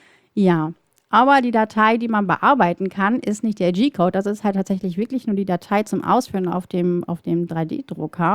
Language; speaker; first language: German; native; German